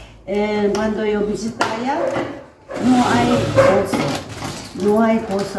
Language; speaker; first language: Spanish; non-native, learner; Korean